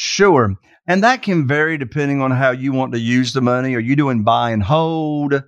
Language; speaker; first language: English; native; English